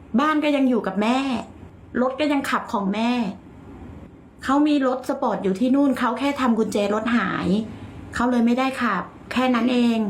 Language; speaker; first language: Thai; native; Thai